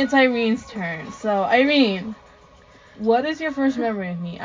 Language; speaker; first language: English; non-native, fluent; Spanish